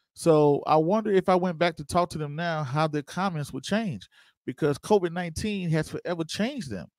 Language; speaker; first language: English; native; English